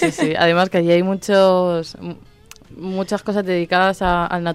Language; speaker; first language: Spanish; native; Spanish